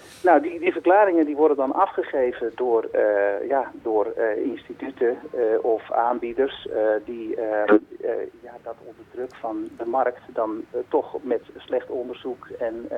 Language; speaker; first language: Dutch; native; Dutch